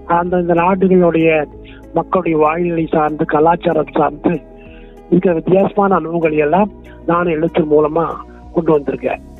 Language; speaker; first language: Tamil; non-native, local second language; Kannada